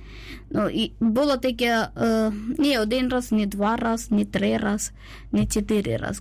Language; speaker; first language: Ukrainian; non-native, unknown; Malayalam